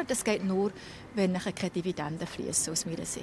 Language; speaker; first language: German; native; German